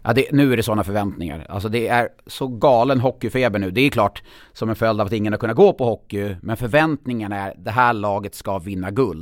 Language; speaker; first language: Swedish; native; Swedish